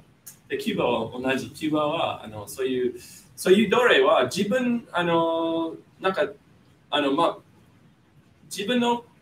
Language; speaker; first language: Japanese; non-native, fluent; English